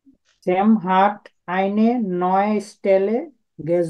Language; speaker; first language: German; non-native, learner; Bangla